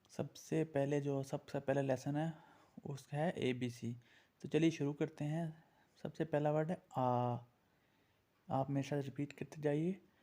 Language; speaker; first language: Urdu; native; Urdu